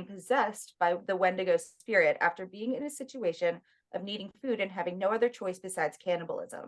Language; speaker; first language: English; native; English